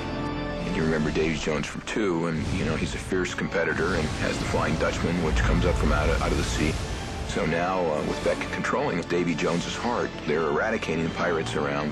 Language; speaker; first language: English; native; English